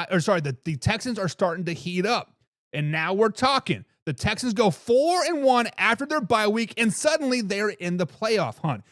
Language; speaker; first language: English; native; English